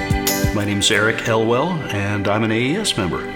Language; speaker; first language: English; native; English